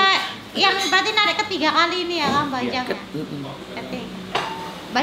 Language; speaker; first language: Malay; non-native, local second language; Javanese